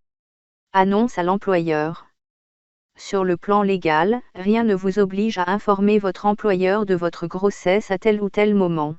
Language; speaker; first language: French; native; French